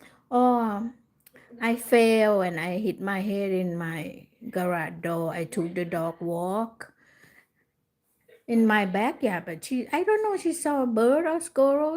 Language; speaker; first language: English; non-native, learner; Thai